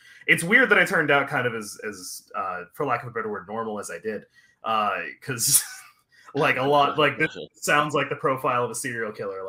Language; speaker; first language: English; native; English